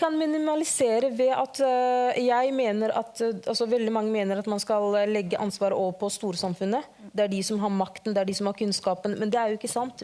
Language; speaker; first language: Norwegian; early bilingual, other home language; Somali